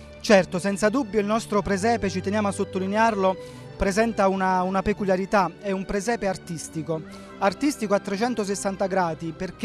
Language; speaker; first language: Italian; native; Italian